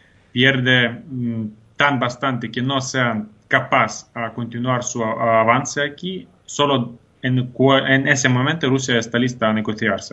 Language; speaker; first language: Spanish; non-native, fluent; Ukrainian